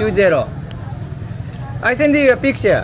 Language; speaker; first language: English; non-native, learner; Japanese